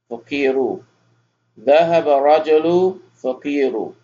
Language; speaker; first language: Arabic; non-native, fluent; English